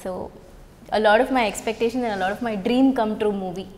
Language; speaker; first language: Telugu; non-native, learner; Tamil